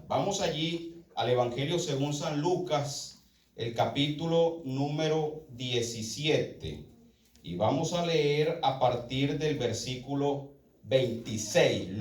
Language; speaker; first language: Spanish; native; Spanish